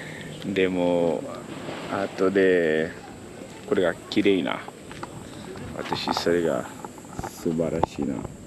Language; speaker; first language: Japanese; non-native, learner; Portuguese